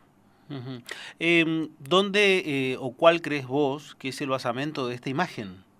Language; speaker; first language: Spanish; native; Spanish